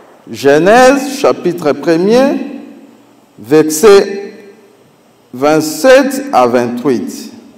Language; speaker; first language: French; non-native, local second language; Lingala